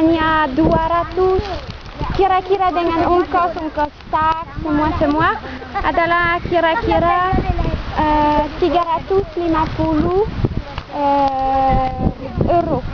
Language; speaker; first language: Indonesian; non-native, fluent; French